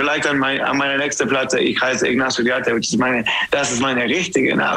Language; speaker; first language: German; non-native, fluent; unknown